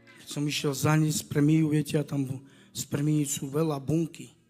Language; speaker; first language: Slovak; non-native, local second language; Romany